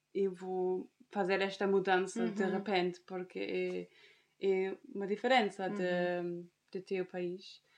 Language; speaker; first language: Portuguese; non-native, fluent; German